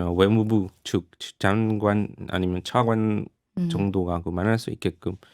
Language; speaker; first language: Korean; non-native, fluent; Burmese